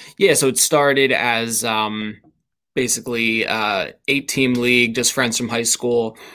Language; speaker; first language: English; native; English